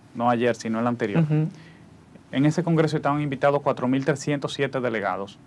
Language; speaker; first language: Spanish; native; Spanish